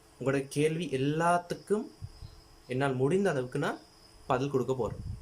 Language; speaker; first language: Tamil; non-native, local second language; Sinhala